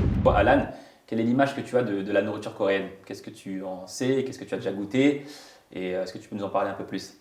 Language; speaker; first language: French; native; French